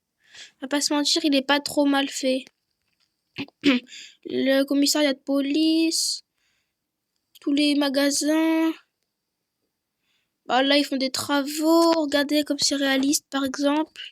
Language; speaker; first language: French; native; French